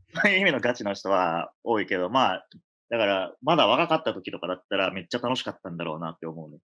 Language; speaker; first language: Japanese; early bilingual, other home language; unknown